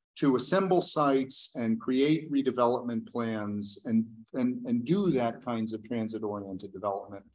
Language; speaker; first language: English; native; English